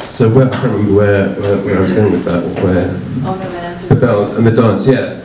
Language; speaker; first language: English; native; English